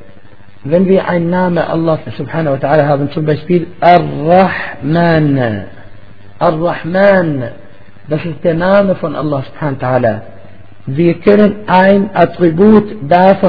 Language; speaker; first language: German; non-native, fluent; Arabic